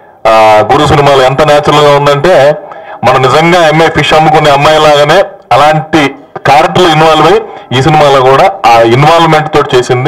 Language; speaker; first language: Telugu; native; Telugu